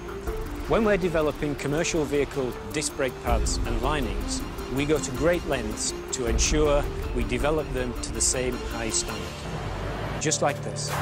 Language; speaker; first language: English; native; English